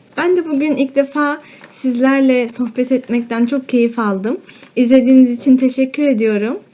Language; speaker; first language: Turkish; native; Turkish